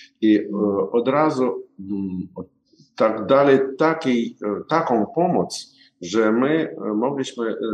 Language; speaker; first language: Polish; non-native, learner; Ukrainian